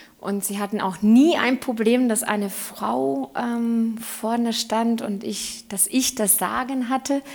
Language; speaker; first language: German; non-native, fluent; Hungarian